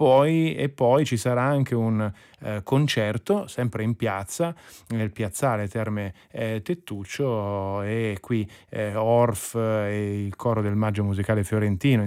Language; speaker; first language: Italian; native; Italian